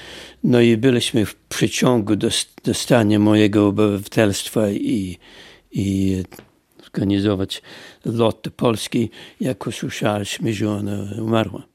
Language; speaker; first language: Polish; early bilingual, heritage; Polish